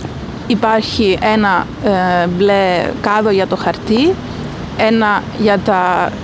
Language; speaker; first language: Greek; early bilingual, heritage; Greek